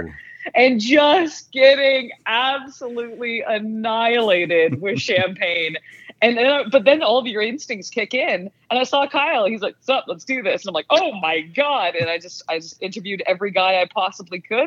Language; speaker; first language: English; native; English